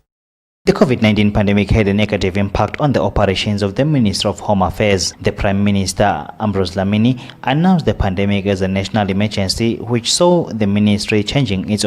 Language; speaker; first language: English; non-native, local second language; Swati